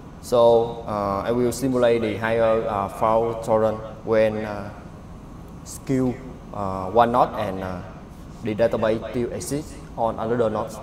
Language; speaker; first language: English; non-native, learner; Vietnamese